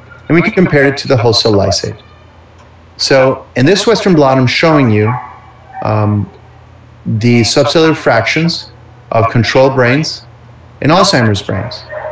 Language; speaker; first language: English; early bilingual, other home language; Spanish